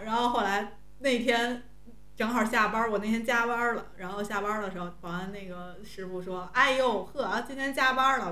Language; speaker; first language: Chinese; native; Chinese